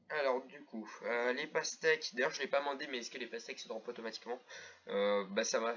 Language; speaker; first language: French; native; French